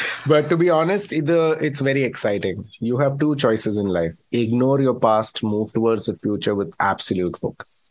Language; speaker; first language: English; non-native, local second language; Malayalam